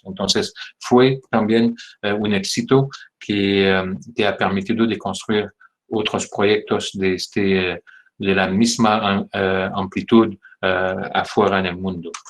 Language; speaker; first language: Spanish; non-native, fluent; French